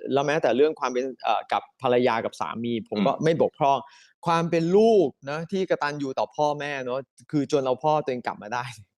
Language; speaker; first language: Thai; native; Thai